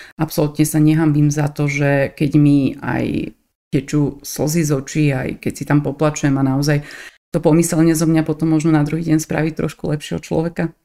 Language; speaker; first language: Slovak; native; Slovak